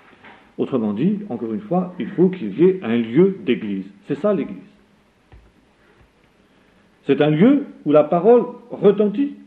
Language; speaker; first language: French; native; French